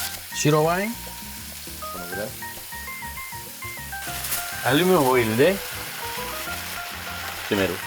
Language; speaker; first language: Japanese; non-native, fluent; Italian